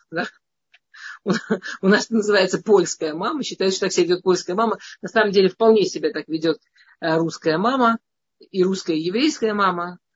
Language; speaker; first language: Russian; native; Russian